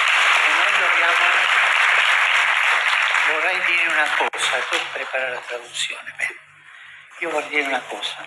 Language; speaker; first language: Italian; non-native, fluent; Spanish